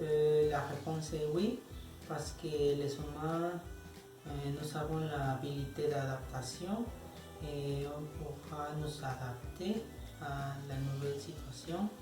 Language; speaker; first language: French; non-native, learner; Spanish